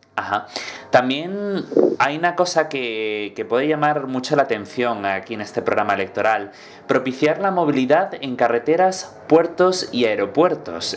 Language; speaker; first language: Spanish; native; Spanish